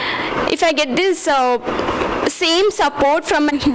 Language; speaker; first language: English; non-native, local second language; Kannada